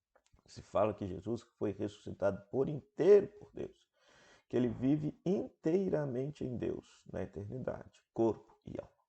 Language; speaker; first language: Portuguese; native; Portuguese